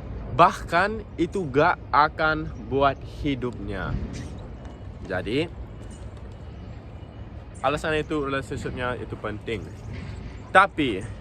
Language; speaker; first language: Indonesian; non-native, local second language; English